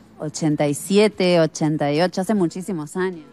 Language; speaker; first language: Spanish; native; Spanish